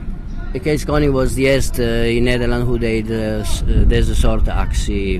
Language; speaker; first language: Dutch; non-native, learner; Italian